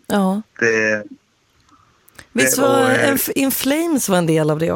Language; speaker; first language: Swedish; native; Swedish